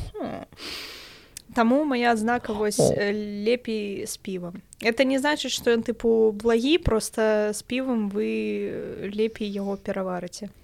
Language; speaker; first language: Belarusian; non-native, local second language; Russian